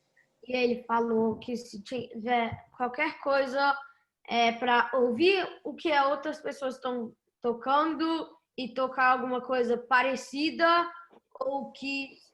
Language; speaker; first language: Portuguese; early bilingual, heritage; Portuguese